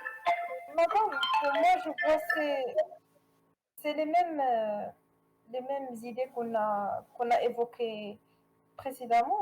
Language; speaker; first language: French; non-native, local second language; Arabic